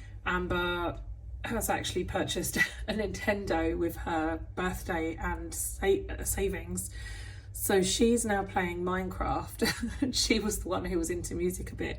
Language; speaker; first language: English; native; English